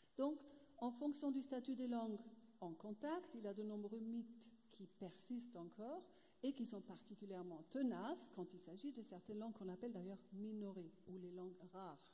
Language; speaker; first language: French; non-native, fluent; German